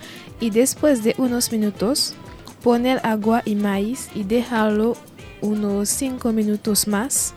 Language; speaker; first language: Spanish; non-native, learner; French